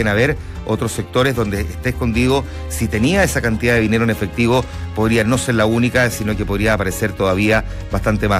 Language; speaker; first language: Spanish; native; Spanish